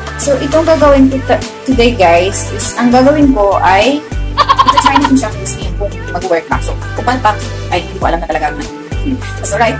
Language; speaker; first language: Filipino; non-native, local second language; Cebuano